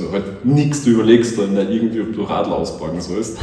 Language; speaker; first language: German; native; German